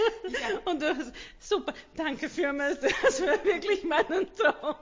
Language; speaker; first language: German; non-native, learner; Hungarian